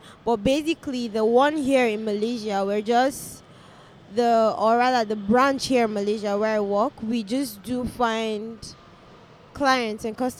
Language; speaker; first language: English; non-native, local second language; Hausa